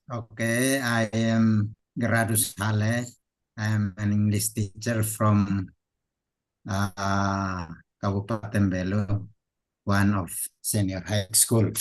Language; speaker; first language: English; non-native, fluent; Indonesian